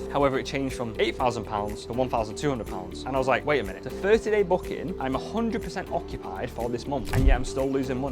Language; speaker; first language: English; native; English